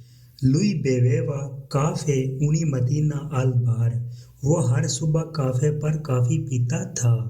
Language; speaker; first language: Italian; non-native, learner; Urdu